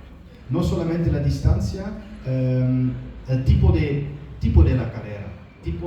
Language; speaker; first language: Spanish; non-native, learner; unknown